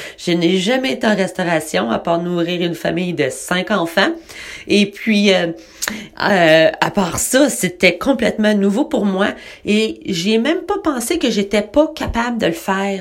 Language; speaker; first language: French; native; French